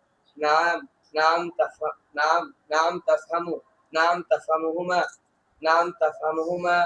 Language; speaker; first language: Arabic; non-native, learner; Bangla